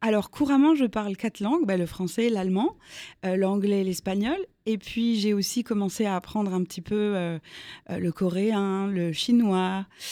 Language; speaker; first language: French; native; French